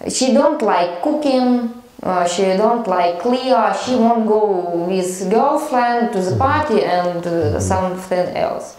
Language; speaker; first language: English; non-native, learner; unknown